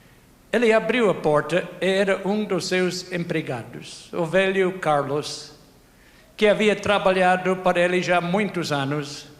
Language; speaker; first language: Portuguese; non-native, fluent; English